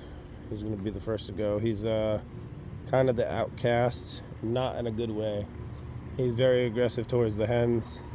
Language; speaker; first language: English; native; English